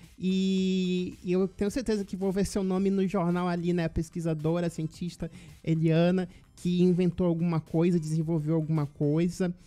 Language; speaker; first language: Portuguese; native; Portuguese